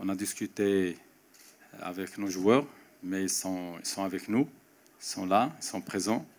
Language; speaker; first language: French; non-native, local second language; Arabic